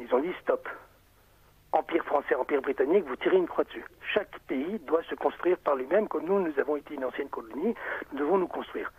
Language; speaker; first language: French; native; French